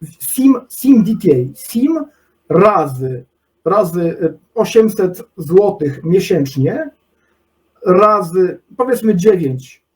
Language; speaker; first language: Polish; non-native, learner; Ukrainian